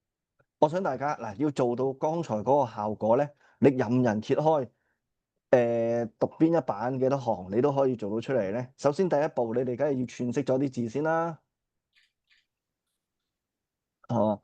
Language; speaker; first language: Cantonese; native; Cantonese